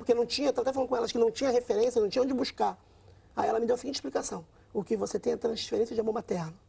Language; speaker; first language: Portuguese; native; Portuguese